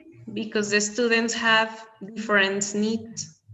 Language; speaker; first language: English; non-native, learner; Spanish